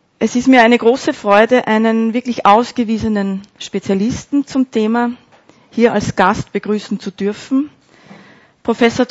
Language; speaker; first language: German; native; German